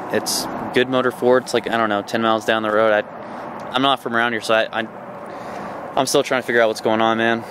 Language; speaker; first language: English; native; English